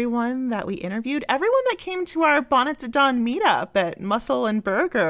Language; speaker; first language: English; native; English